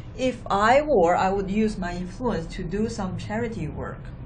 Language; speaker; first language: English; non-native, fluent; Chinese